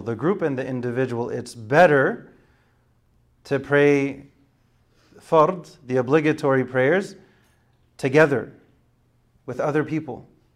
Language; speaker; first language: English; native; English